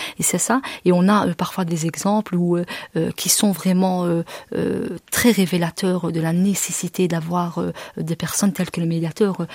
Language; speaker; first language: French; early bilingual, other home language; Arabic